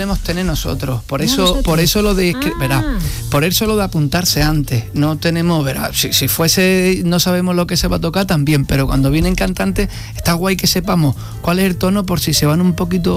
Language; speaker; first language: Spanish; native; Spanish